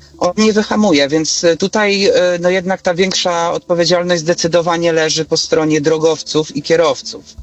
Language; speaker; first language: Polish; native; Polish